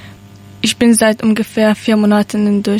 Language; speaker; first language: German; non-native, learner; Persian